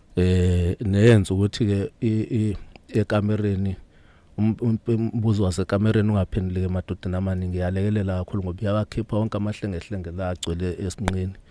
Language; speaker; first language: Zulu; native; Zulu